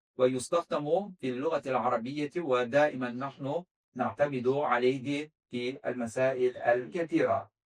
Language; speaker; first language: Arabic; non-native, fluent; Azerbaijani